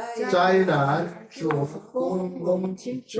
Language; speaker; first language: Chinese; non-native, learner; Korean